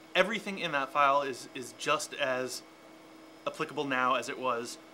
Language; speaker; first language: English; native; English